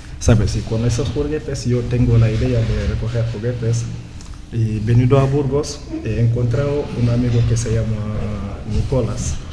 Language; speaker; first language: Spanish; non-native, learner; Wolof